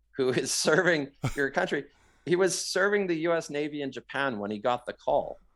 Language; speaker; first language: English; native; English